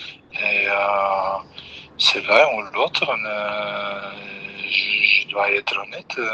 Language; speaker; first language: French; non-native, local second language; Dutch